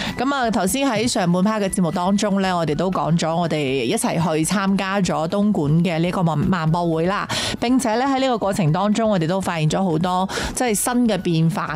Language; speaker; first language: Chinese; native; Chinese